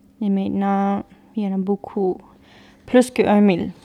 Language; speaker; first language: French; non-native, local second language; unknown